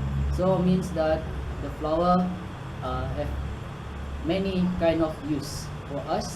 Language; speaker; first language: English; non-native, learner; Malay